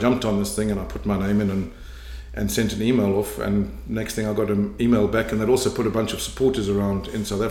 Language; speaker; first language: English; native; English